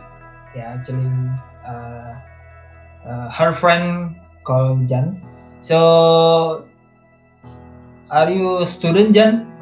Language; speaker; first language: English; non-native, learner; Indonesian